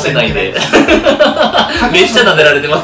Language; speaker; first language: Japanese; native; Japanese